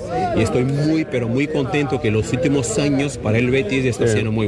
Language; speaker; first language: Spanish; non-native, fluent; Portuguese